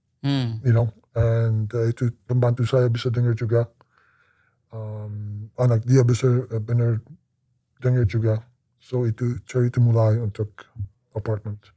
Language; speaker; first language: Indonesian; non-native, learner; English